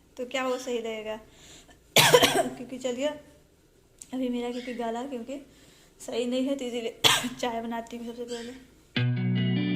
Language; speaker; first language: Hindi; native; Hindi